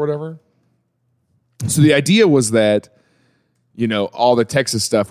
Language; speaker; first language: English; native; English